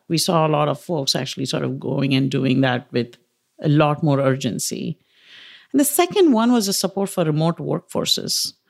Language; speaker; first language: English; non-native, local second language; Tamil